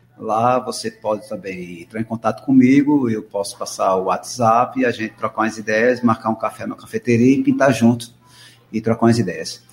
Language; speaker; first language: Portuguese; native; Portuguese